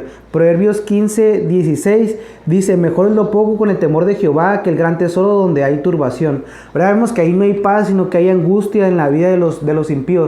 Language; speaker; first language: Spanish; native; Spanish